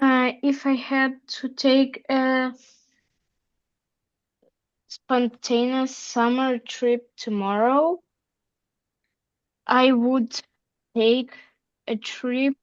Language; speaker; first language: English; non-native, learner; Russian